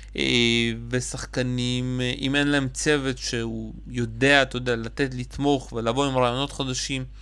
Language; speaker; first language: Hebrew; early bilingual, other home language; Russian